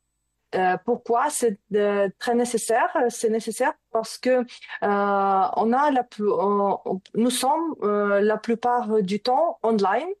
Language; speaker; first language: French; non-native, learner; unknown